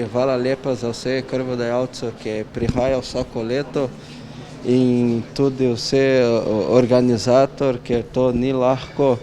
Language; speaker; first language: Slovenian; non-native, learner; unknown